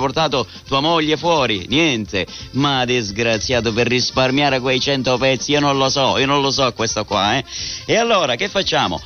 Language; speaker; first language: Italian; early bilingual, heritage; Italian